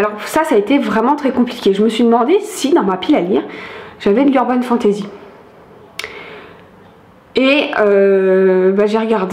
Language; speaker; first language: French; native; French